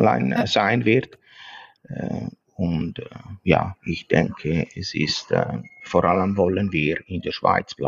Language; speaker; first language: German; non-native, fluent; Italian